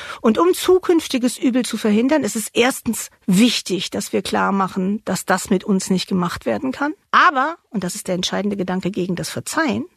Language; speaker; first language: German; native; German